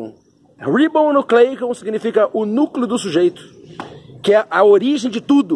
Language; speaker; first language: Portuguese; native; Portuguese